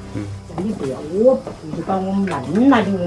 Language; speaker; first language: Chinese; native; Chinese